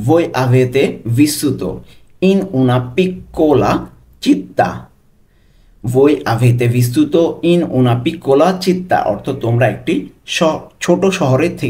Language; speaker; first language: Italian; non-native, local second language; Bangla